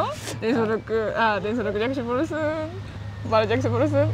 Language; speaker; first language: Kyrgyz; non-native, learner; Japanese